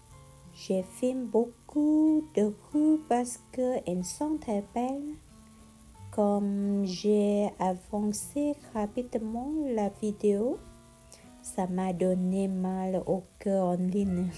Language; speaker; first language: French; non-native, learner; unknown